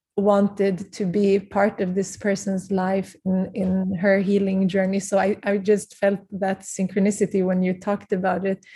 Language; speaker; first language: English; early bilingual, other home language; Kurdish